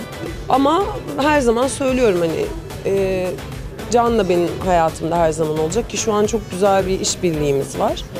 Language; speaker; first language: Turkish; native; Turkish